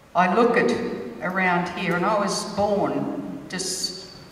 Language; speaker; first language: English; native; English